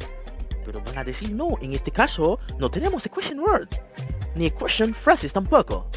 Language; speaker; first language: Spanish; non-native, fluent; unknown